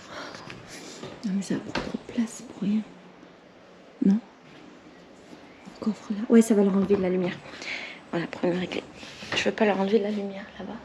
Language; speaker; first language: French; native; French